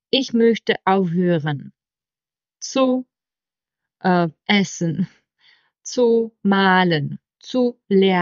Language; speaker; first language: German; non-native, fluent; Czech